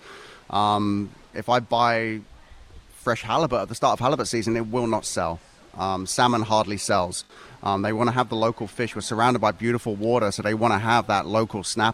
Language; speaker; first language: English; native; English